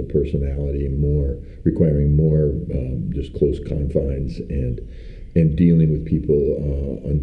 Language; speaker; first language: English; native; English